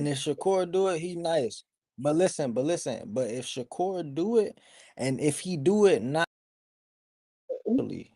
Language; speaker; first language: English; native; English